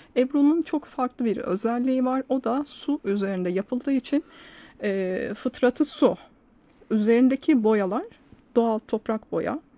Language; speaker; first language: Turkish; native; Turkish